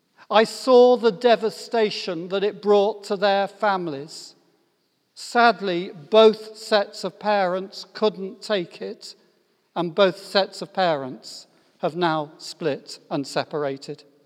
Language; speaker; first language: English; native; English